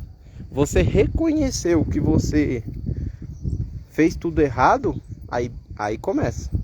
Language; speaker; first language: Portuguese; native; Portuguese